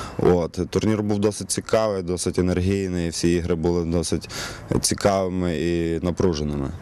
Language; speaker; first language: Ukrainian; native; Ukrainian